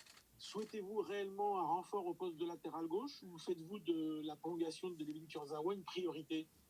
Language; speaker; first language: French; native; French